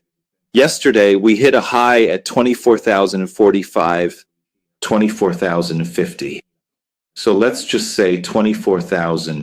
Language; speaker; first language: English; non-native, fluent; Italian